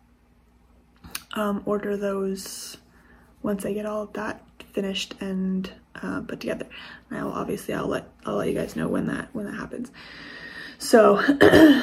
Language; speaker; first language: English; native; English